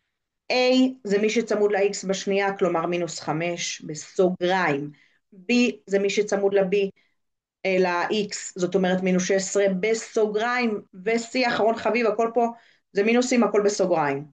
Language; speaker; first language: Hebrew; native; Hebrew